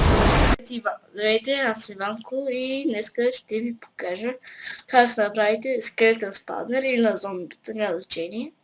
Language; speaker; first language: Bulgarian; native; Bulgarian